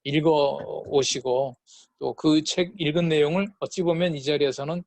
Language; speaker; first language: Korean; native; Korean